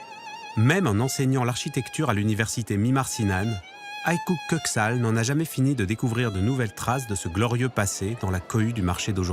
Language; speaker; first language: French; native; French